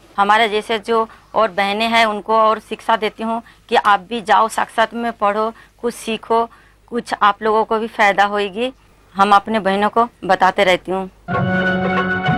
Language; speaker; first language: Hindi; non-native, local second language; Bangla